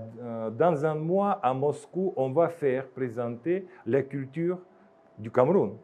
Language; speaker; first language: French; non-native, fluent; Russian